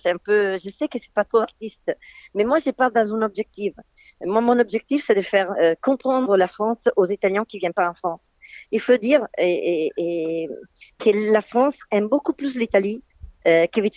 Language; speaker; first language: French; non-native, fluent; Italian